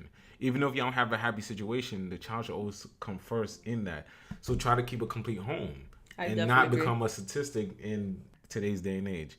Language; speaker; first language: English; native; English